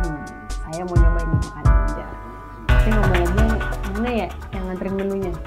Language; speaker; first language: Indonesian; native; Indonesian